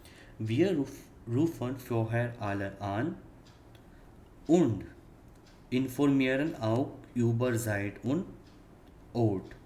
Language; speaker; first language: German; non-native, fluent; Hindi